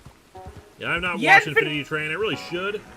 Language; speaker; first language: English; native; English